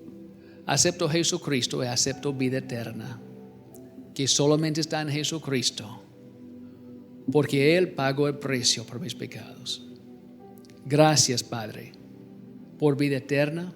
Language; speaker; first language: Spanish; non-native, learner; English